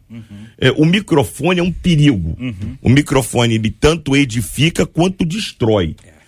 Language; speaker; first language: Portuguese; native; Portuguese